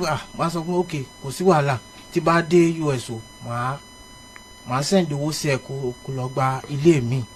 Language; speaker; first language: Yoruba; early bilingual, heritage; Yoruba